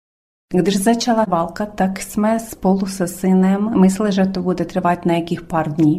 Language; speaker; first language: Czech; early bilingual, other home language; Ukrainian